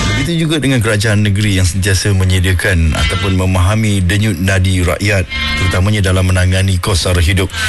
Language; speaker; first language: Malay; native; Malay